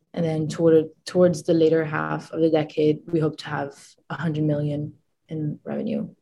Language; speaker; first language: English; non-native, fluent; Italian